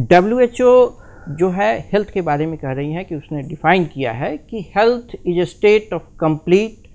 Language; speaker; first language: Hindi; native; Hindi